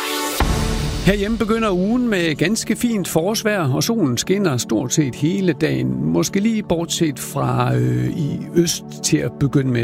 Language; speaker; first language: Danish; native; Danish